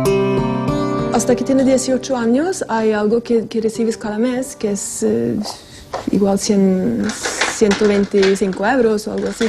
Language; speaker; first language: Spanish; non-native, fluent; Norwegian